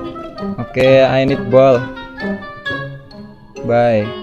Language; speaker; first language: English; non-native, learner; Indonesian